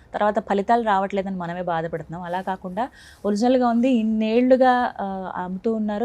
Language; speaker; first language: Telugu; native; Telugu